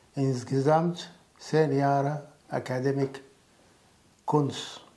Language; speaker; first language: German; non-native, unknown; Arabic